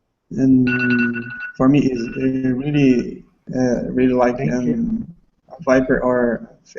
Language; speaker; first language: English; non-native, learner; Portuguese